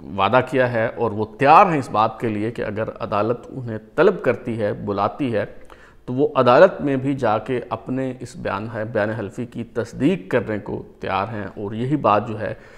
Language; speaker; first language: Urdu; native; Urdu